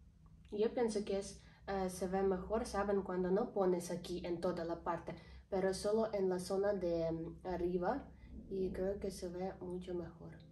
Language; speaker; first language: Spanish; non-native, learner; Ukrainian